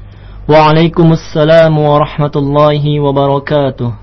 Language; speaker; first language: Arabic; non-native, learner; Indonesian